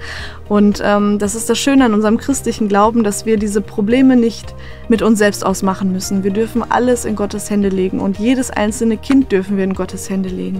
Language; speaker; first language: German; native; German